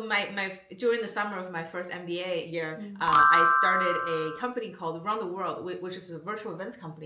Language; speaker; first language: English; non-native, fluent; Chinese